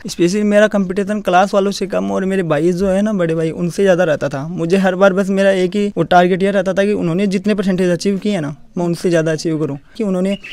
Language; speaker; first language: Hindi; native; Hindi